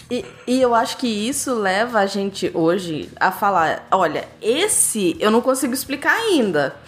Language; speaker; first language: Portuguese; native; Portuguese